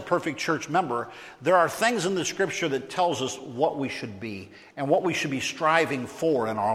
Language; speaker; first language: English; native; English